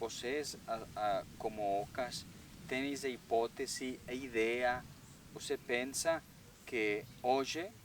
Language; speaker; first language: Portuguese; non-native, learner; Spanish